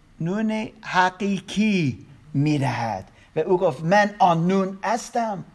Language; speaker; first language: Persian; non-native, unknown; German